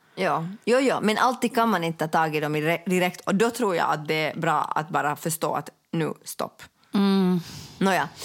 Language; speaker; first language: Swedish; native; Swedish